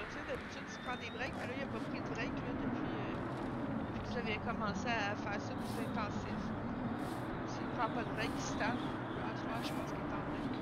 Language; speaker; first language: French; native; French